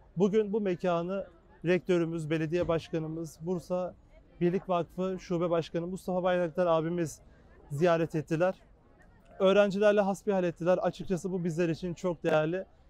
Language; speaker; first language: Turkish; native; Turkish